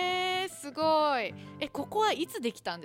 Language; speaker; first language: Japanese; native; Japanese